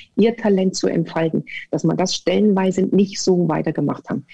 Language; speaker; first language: German; native; German